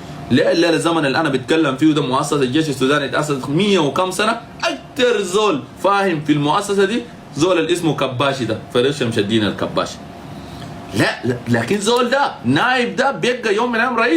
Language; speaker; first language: Arabic; native; Arabic